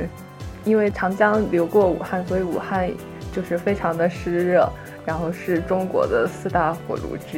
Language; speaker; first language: Chinese; native; Chinese